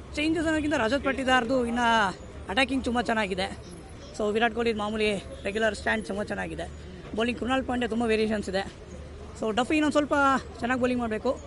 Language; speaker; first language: Kannada; native; Kannada